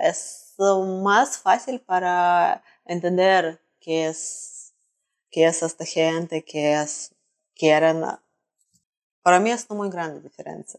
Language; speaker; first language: Spanish; non-native, learner; Russian